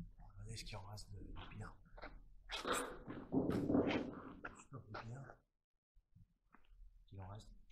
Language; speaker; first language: French; native; French